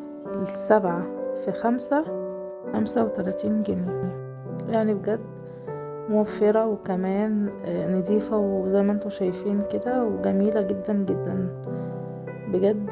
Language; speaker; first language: Arabic; native; Arabic